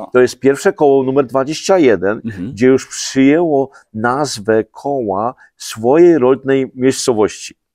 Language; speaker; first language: Polish; native; Polish